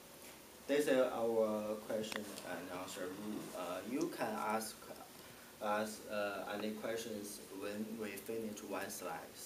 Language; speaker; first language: English; non-native, learner; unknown